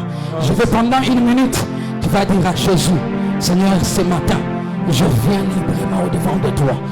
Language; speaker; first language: French; non-native, local second language; Swahili